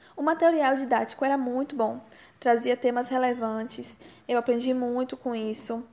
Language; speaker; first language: Portuguese; native; Portuguese